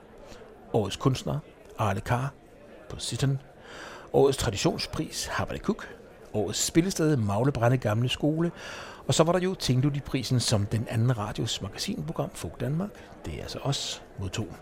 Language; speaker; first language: Danish; native; Danish